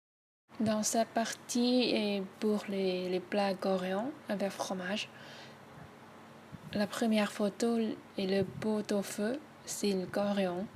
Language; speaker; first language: French; non-native, learner; Thai